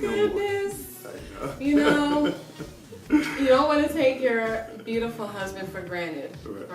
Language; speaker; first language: English; native; English